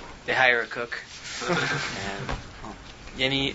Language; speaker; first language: Persian; non-native, learner; English